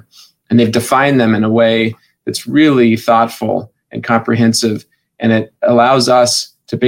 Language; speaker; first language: English; native; English